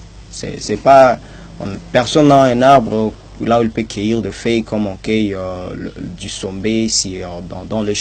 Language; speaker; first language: French; non-native, local second language; Swahili